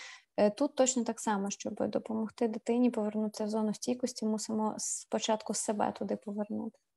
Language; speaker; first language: Ukrainian; native; Ukrainian